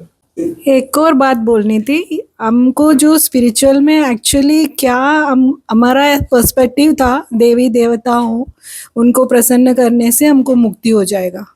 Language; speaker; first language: Hindi; non-native, local second language; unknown